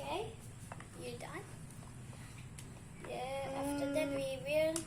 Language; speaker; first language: English; non-native, learner; Indonesian